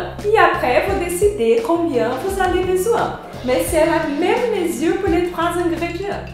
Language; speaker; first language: French; non-native, fluent; Portuguese